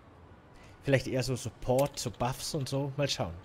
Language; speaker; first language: German; native; German